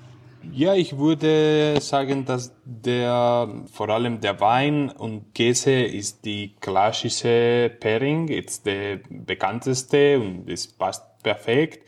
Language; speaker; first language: German; non-native, learner; Spanish